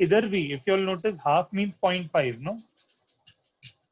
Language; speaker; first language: English; non-native, local second language; Hindi